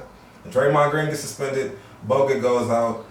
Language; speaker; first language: English; native; English